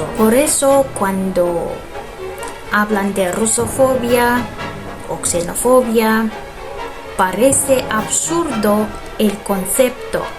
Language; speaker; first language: Spanish; non-native, fluent; Russian